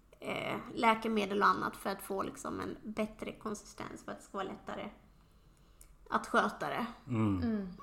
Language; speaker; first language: Swedish; native; Swedish